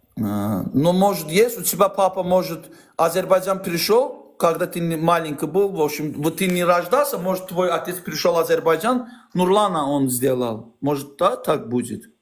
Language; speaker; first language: Russian; non-native, learner; Azerbaijani